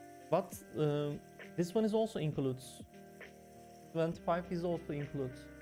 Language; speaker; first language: English; non-native, fluent; Turkish